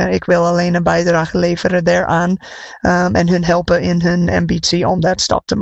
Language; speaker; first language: Dutch; non-native, fluent; English